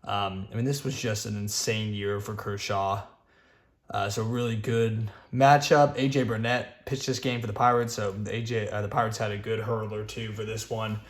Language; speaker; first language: English; native; English